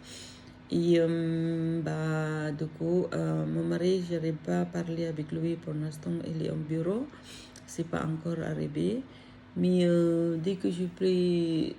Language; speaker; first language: French; non-native, learner; Filipino